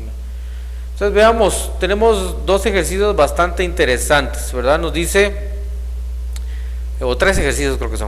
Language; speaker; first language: Spanish; native; Spanish